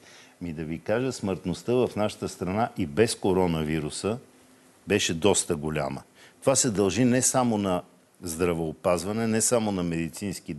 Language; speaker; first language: Bulgarian; native; Bulgarian